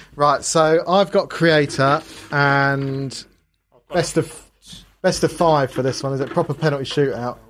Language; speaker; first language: English; native; English